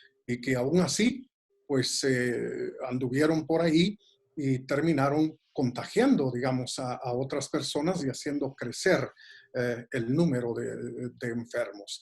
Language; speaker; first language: Spanish; native; Spanish